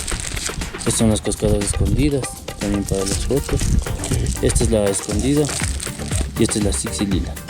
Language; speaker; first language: Spanish; native; Spanish